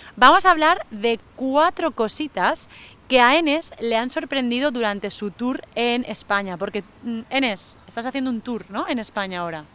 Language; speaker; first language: Spanish; native; Spanish